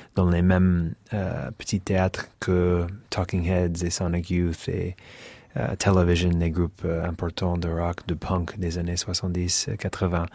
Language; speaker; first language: French; non-native, fluent; English